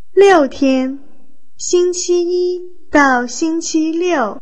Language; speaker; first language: Chinese; non-native, fluent; Vietnamese